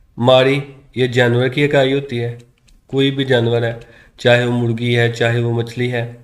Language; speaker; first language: Urdu; non-native, local second language; Punjabi